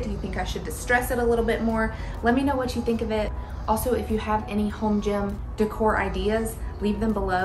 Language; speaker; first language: English; native; English